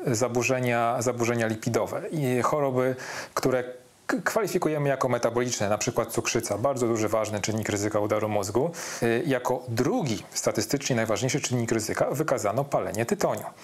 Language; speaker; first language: Polish; native; Polish